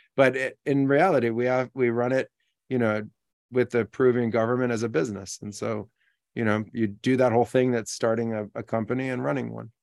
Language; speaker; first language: English; native; English